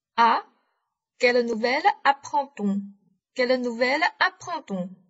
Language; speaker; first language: French; non-native, fluent; Chinese